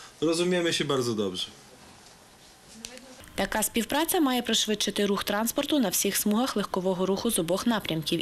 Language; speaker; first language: Ukrainian; native; Ukrainian